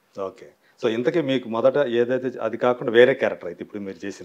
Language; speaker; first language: Telugu; native; Telugu